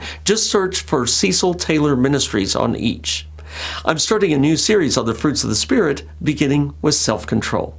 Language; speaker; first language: English; native; English